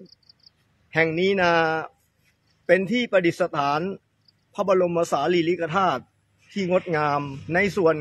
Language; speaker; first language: Thai; native; Thai